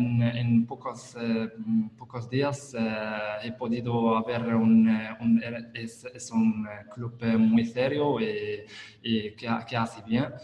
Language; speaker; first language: Spanish; non-native, learner; Italian